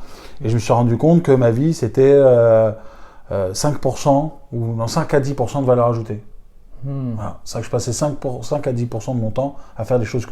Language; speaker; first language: French; native; French